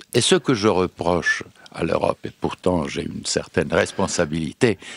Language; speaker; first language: French; non-native, fluent; Serbian